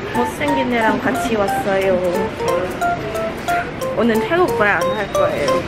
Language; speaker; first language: Korean; non-native, fluent; Thai